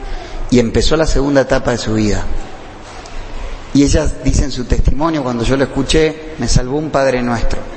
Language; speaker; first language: Spanish; native; Spanish